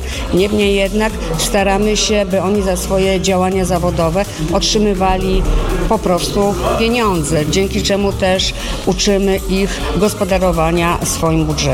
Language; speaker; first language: Polish; native; Polish